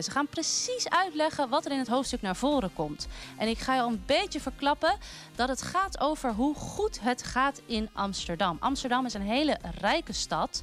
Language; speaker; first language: Dutch; native; Dutch